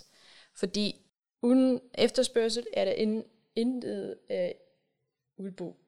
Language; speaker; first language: Danish; non-native, fluent; German